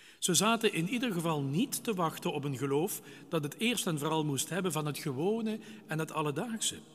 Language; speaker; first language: Dutch; native; Dutch